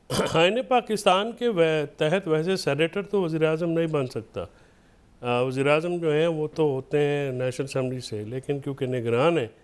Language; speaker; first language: Urdu; native; Urdu